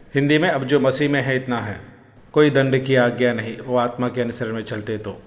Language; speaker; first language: Hindi; non-native, local second language; Malayalam